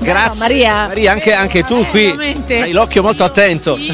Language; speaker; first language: Italian; native; Italian